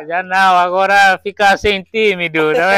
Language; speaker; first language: Portuguese; non-native, learner; Vietnamese